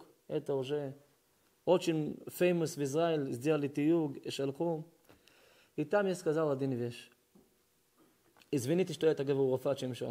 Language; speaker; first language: Russian; early bilingual, heritage; Russian